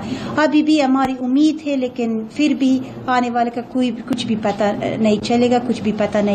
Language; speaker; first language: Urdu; non-native, fluent; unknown